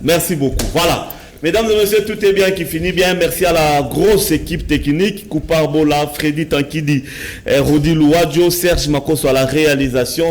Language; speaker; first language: French; non-native, local second language; Lingala